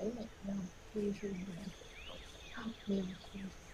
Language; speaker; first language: French; native; French